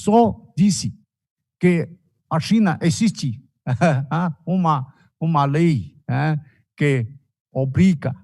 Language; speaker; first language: Portuguese; non-native, fluent; Chinese